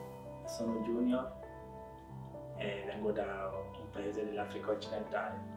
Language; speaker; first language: Italian; non-native, fluent; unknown